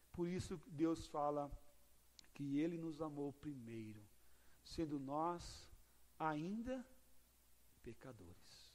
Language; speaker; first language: Portuguese; native; Portuguese